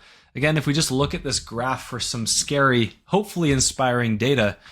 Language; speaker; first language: English; native; English